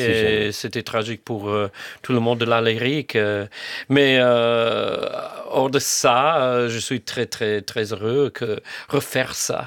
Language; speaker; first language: French; non-native, fluent; English